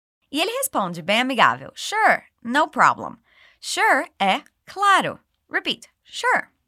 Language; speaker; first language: Portuguese; native; Portuguese